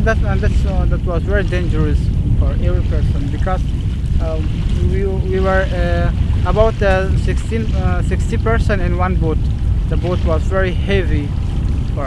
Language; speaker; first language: English; non-native, learner; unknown